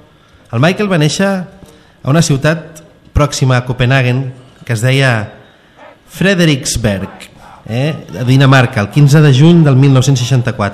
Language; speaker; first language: Catalan; native; Catalan